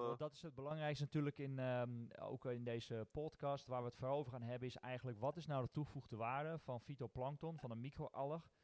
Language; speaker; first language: Dutch; native; Dutch